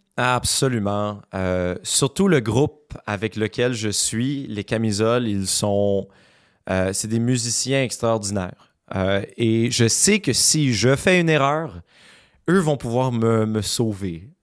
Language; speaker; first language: French; native; French